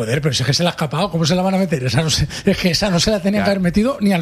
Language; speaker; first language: Spanish; native; Spanish